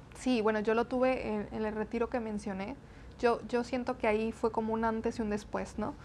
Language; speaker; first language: Spanish; native; Spanish